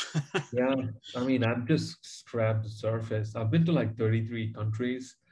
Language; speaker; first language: English; non-native, local second language; Tamil